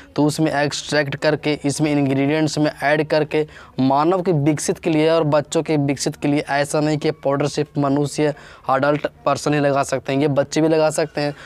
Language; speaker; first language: Hindi; native; Hindi